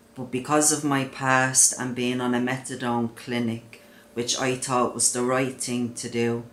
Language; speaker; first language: English; native; English